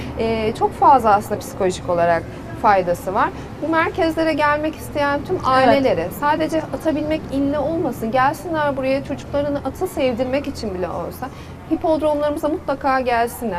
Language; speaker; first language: Turkish; native; Turkish